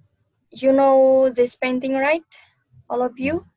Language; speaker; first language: English; non-native, learner; Indonesian